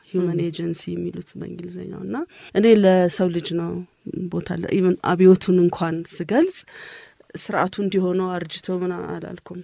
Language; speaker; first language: Amharic; native; Amharic